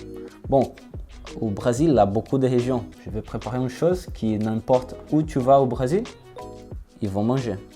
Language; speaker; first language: French; non-native, learner; Portuguese